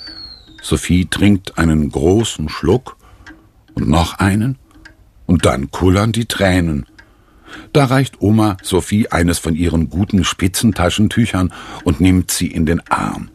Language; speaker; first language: German; native; German